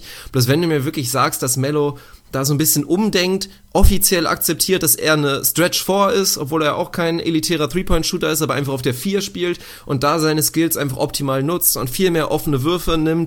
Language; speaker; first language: German; native; German